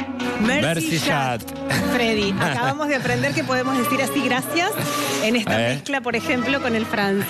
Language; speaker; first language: Spanish; native; Spanish